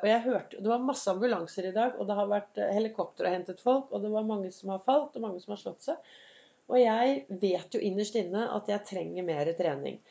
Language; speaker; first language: Norwegian; native; Norwegian